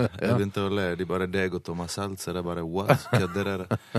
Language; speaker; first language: Norwegian; early bilingual, other home language; Bosnian